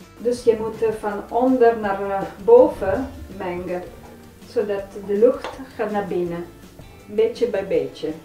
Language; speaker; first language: Dutch; non-native, fluent; Italian